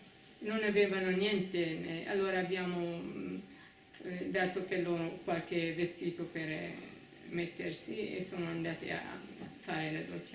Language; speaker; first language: Italian; non-native, fluent; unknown